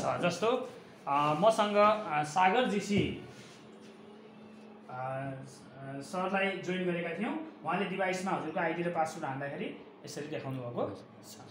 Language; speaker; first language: Nepali; native; Nepali